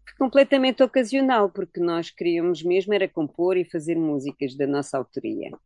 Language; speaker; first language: Portuguese; early bilingual, heritage; Portuguese